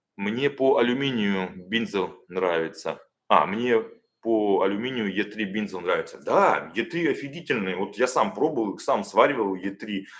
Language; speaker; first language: Russian; native; Russian